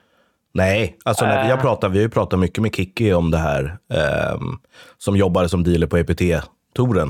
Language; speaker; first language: Swedish; native; Swedish